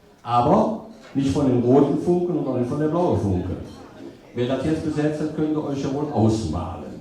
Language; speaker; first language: German; native; German